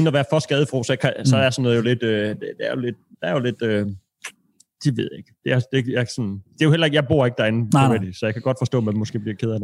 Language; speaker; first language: Danish; native; Danish